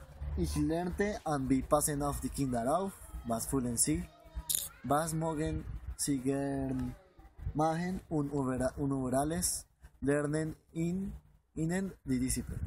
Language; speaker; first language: German; non-native, learner; Spanish